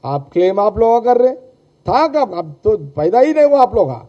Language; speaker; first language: Hindi; non-native, local second language; Telugu